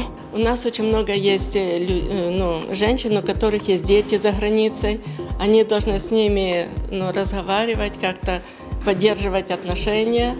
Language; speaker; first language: Russian; non-native, local second language; Ukrainian